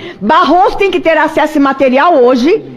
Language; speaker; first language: Portuguese; native; Portuguese